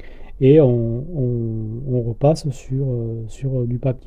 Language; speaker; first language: French; native; French